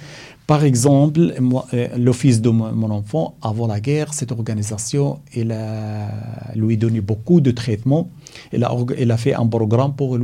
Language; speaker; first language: French; non-native, fluent; Arabic